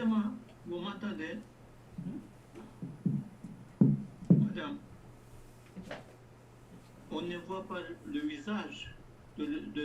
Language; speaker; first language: French; non-native, fluent; Turkish